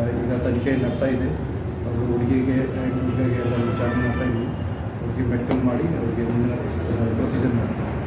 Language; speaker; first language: Kannada; non-native, fluent; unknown